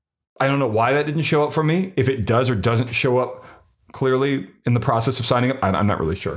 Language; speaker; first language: English; native; English